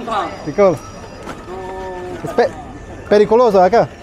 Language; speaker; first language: Spanish; non-native, learner; Slovak